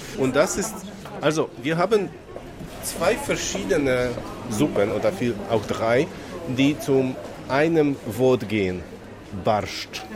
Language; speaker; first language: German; non-native, fluent; Polish